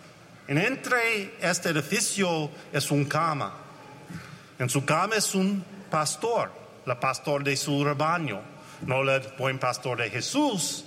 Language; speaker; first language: Spanish; non-native, learner; English